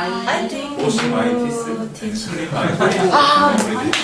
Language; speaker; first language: English; non-native, learner; Korean